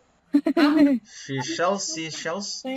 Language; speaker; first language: English; non-native, learner; Indonesian